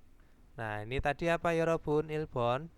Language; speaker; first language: Indonesian; native; Indonesian